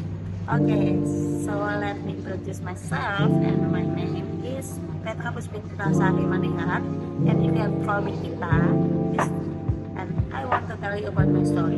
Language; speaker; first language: English; non-native, learner; Indonesian